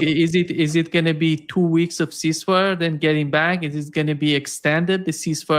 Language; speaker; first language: English; non-native, fluent; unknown